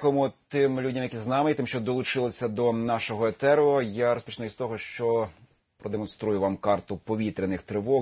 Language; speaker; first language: Ukrainian; native; Ukrainian